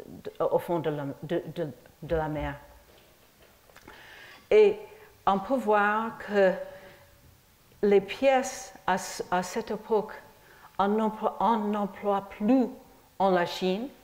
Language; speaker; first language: French; non-native, fluent; English